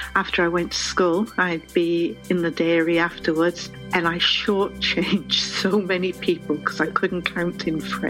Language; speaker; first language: English; native; English